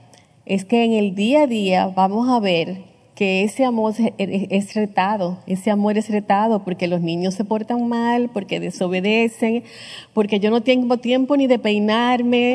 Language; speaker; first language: Spanish; native; Spanish